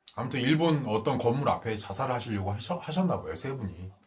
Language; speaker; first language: Korean; native; Korean